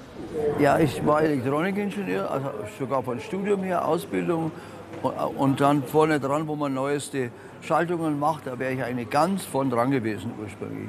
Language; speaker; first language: German; native; German